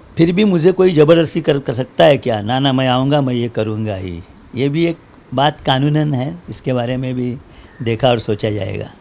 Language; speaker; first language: Hindi; non-native, local second language; Marathi